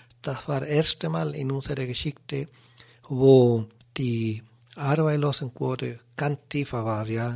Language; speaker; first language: German; non-native, learner; Spanish